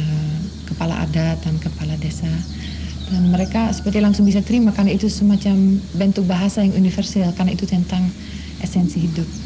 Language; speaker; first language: Indonesian; non-native, fluent; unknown